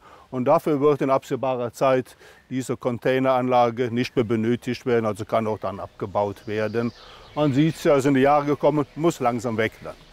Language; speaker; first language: German; native; German